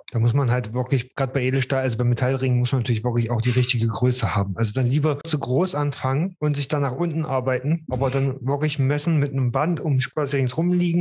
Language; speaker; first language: German; native; German